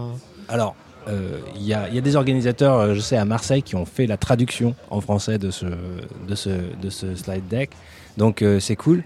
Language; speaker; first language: French; native; French